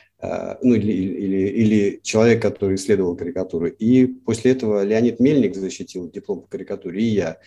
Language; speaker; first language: Russian; native; Russian